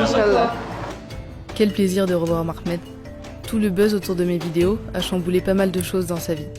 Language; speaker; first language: French; native; French